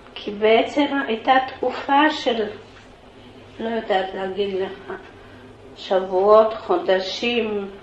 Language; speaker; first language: Hebrew; early bilingual, other home language; Polish